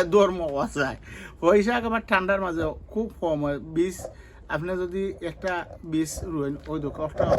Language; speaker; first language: Bangla; non-native, local second language; Sylheti